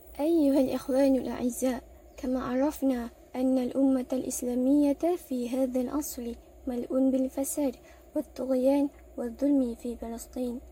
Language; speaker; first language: Arabic; non-native, learner; Malay